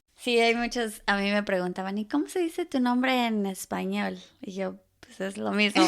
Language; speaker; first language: Spanish; early bilingual, other home language; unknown